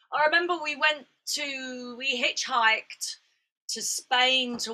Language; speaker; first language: English; native; English